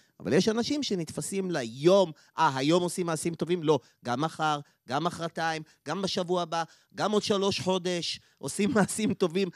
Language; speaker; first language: Hebrew; native; Hebrew